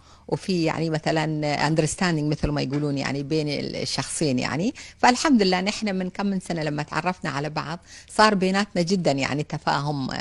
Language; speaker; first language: Arabic; native; Arabic